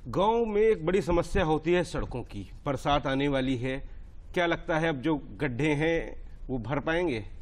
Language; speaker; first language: Hindi; native; Hindi